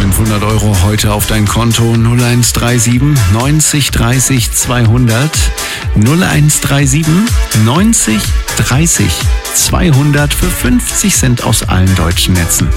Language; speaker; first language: German; native; German